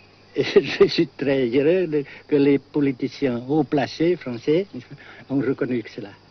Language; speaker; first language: French; non-native, fluent; Vietnamese